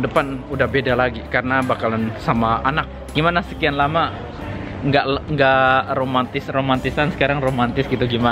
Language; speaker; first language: Indonesian; native; Indonesian